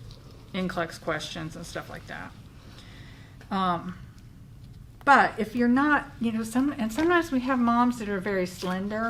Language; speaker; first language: English; native; English